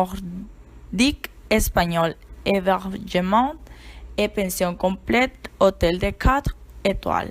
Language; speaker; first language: French; non-native, learner; Spanish